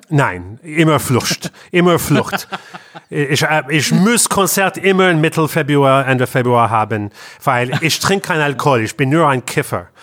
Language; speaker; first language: German; non-native, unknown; English